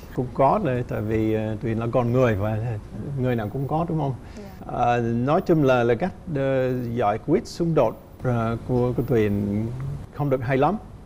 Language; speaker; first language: Vietnamese; non-native, fluent; English